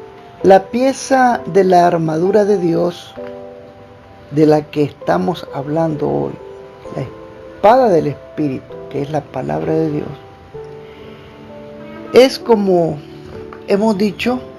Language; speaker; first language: Spanish; native; Spanish